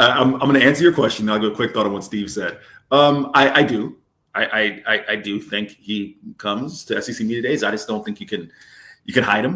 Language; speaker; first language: English; native; English